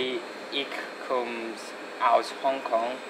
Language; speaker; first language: German; non-native, learner; Cantonese